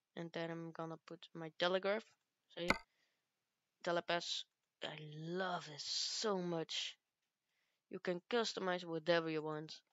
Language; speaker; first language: English; non-native, learner; Dutch